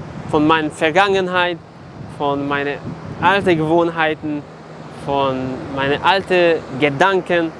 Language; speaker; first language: German; non-native, fluent; Serbian